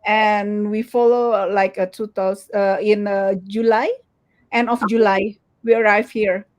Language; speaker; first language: English; non-native, learner; Indonesian